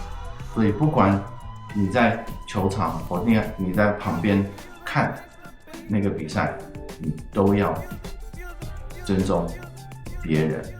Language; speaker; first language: Chinese; non-native, fluent; Dutch